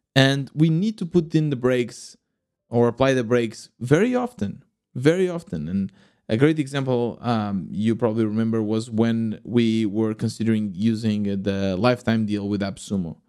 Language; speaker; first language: English; non-native, fluent; Portuguese